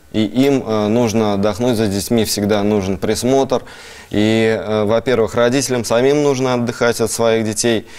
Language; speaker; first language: Russian; native; Russian